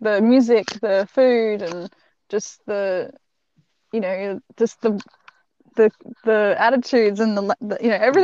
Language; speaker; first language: English; native; English